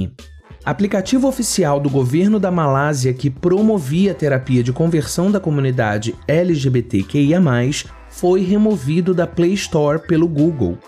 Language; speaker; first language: Portuguese; native; Portuguese